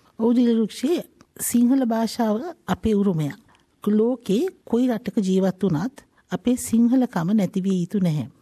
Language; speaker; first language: Sinhala; native; Sinhala